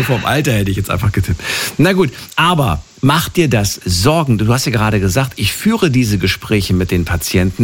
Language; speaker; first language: German; native; German